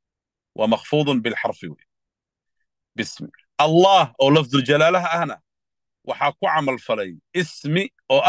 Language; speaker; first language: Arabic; non-native, local second language; Somali